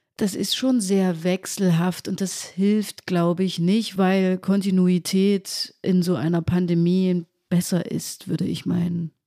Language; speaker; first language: German; native; German